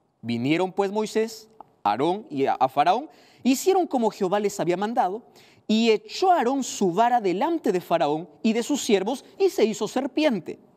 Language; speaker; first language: Spanish; native; Spanish